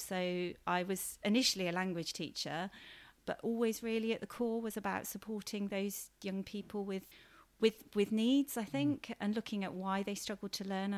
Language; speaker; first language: English; native; English